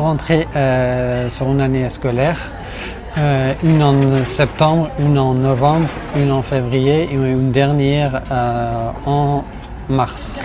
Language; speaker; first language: French; non-native, fluent; Persian